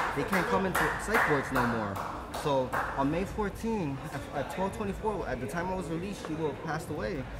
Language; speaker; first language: English; early bilingual, other home language; Spanish